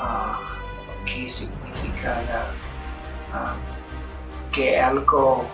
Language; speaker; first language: Spanish; non-native, fluent; English